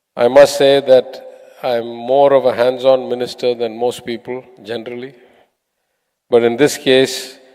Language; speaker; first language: English; non-native, local second language; Tamil